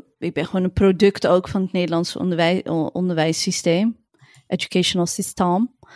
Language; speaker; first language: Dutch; early bilingual, other home language; Arabic